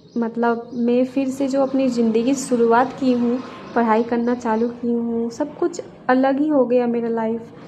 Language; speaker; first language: Hindi; non-native, local second language; Bangla